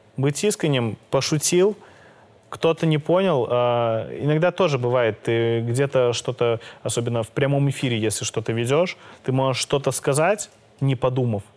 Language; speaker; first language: Russian; native; Russian